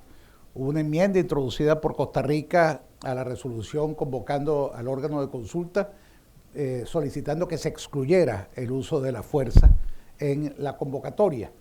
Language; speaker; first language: Spanish; native; Spanish